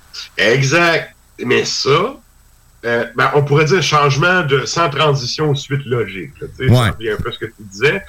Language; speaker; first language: French; native; French